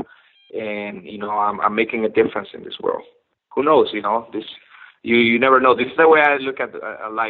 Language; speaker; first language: English; non-native, fluent; Spanish